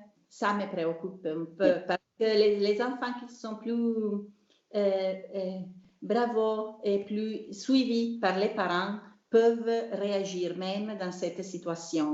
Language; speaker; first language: French; non-native, learner; Italian